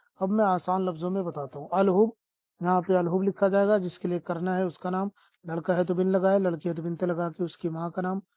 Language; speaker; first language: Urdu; non-native, local second language; Sindhi